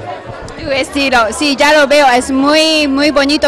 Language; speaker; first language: Spanish; non-native, learner; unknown